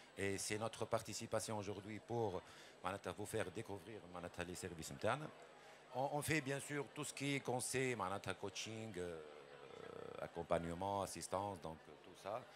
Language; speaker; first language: French; non-native, local second language; Arabic